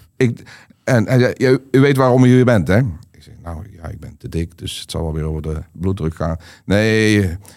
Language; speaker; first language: Dutch; native; Dutch